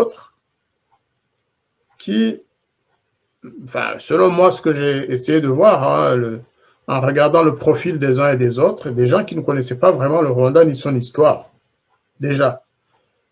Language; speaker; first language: French; non-native, local second language; Kinyarwanda